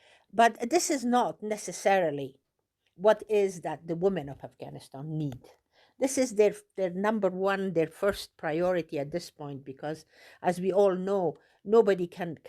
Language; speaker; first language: English; non-native, fluent; Persian